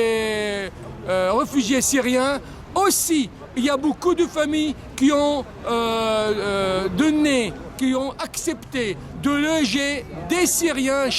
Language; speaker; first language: French; non-native, fluent; Arabic